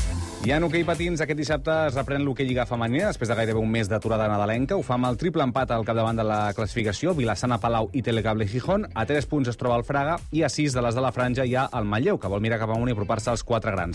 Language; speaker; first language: Catalan; native; Catalan